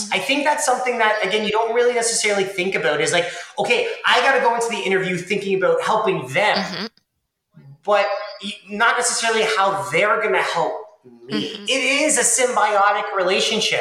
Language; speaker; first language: English; native; English